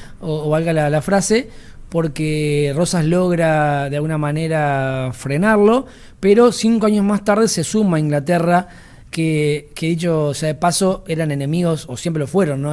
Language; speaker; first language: Spanish; native; Spanish